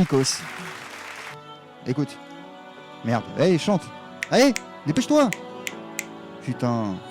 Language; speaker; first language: French; native; French